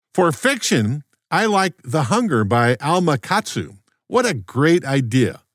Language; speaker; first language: English; native; English